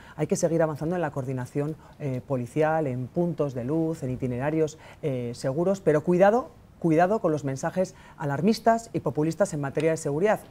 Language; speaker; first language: Spanish; native; Spanish